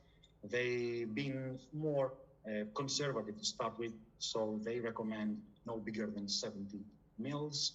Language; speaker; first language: English; non-native, fluent; Greek